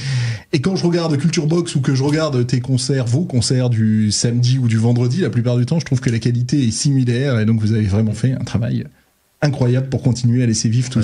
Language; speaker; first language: French; native; French